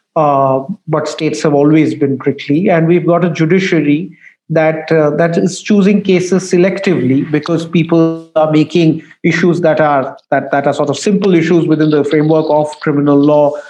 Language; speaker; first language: English; non-native, local second language; Bangla